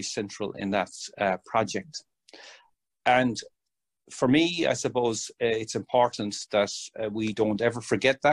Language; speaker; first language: English; native; English